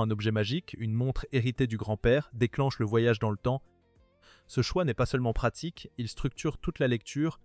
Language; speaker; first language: French; native; French